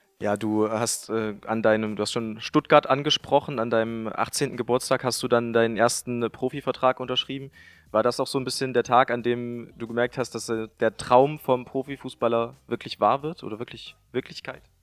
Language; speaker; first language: German; native; German